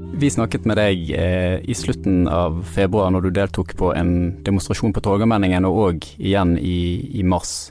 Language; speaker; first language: Norwegian; native; Norwegian